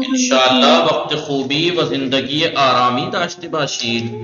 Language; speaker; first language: Persian; non-native, fluent; Urdu